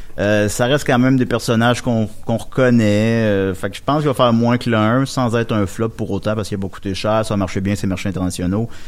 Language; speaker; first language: French; native; French